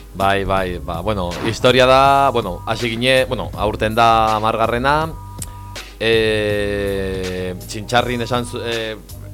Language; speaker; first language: Basque; non-native, local second language; Spanish